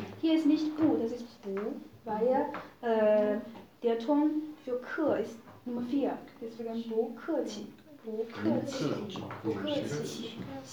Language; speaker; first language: German; non-native, fluent; Chinese